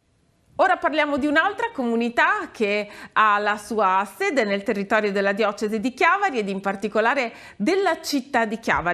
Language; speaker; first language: Italian; native; Italian